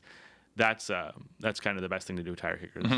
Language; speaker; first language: English; native; English